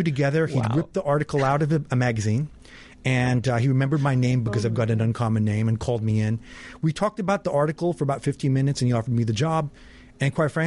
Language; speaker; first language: English; native; English